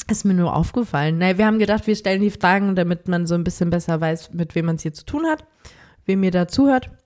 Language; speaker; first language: German; native; German